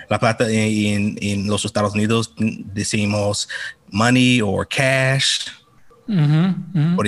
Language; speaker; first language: Spanish; non-native, fluent; English